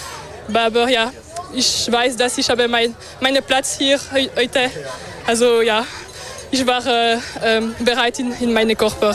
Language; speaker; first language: German; non-native, local second language; French